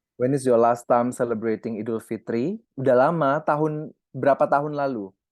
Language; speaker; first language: Indonesian; native; Indonesian